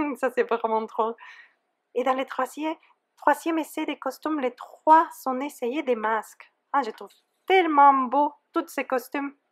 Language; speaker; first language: French; non-native, fluent; Spanish